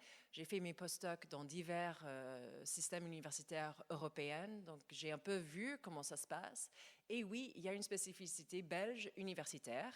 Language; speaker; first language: French; non-native, fluent; English